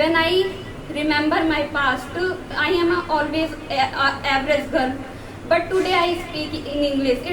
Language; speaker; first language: English; non-native, learner; Hindi